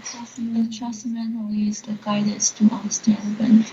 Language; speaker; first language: English; non-native, learner; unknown